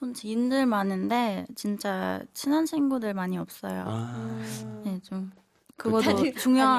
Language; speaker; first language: Korean; non-native, fluent; German